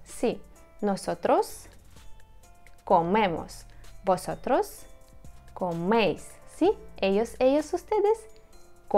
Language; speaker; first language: Spanish; non-native, fluent; Russian